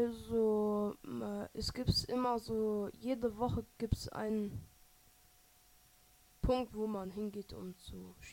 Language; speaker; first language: German; native; German